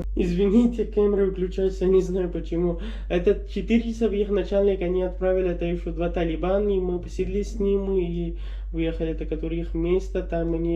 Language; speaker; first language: Russian; non-native, learner; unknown